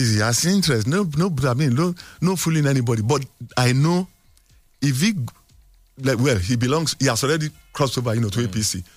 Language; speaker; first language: English; non-native, local second language; Yoruba